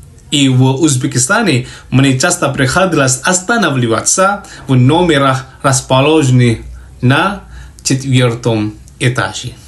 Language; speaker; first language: Russian; non-native, fluent; Javanese